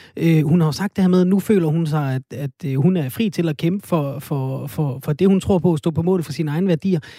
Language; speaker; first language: Danish; native; Danish